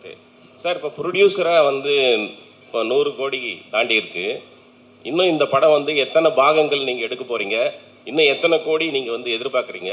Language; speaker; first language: Tamil; native; Tamil